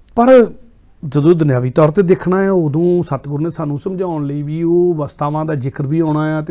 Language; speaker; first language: Punjabi; native; Punjabi